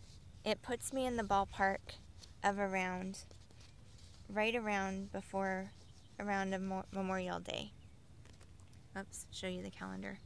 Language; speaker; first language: English; native; English